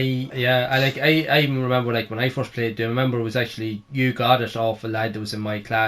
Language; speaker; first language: English; native; English